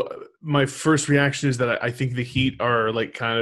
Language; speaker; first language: English; native; English